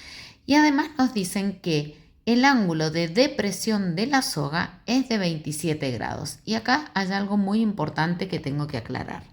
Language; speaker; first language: Spanish; native; Spanish